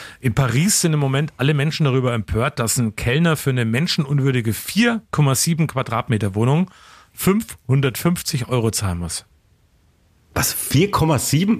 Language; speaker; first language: German; native; German